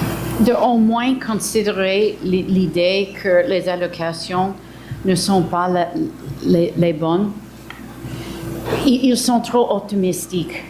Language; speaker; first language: French; early bilingual, heritage; English